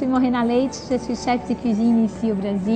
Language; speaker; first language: French; non-native, fluent; Portuguese